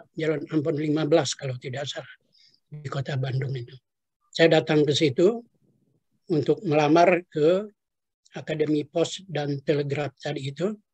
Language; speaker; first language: Indonesian; non-native, local second language; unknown